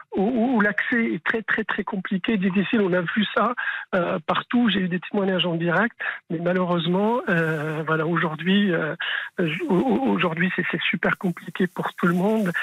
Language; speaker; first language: French; non-native, local second language; Arabic